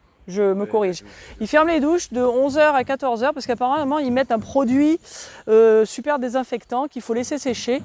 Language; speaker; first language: French; native; French